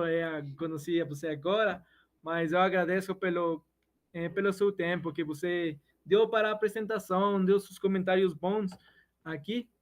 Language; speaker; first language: Portuguese; non-native, learner; Spanish